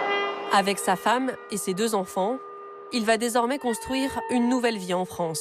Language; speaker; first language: French; native; French